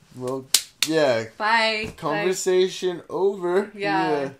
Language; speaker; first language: English; native; English